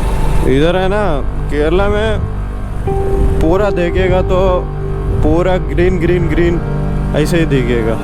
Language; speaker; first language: Hindi; non-native, local second language; Malayalam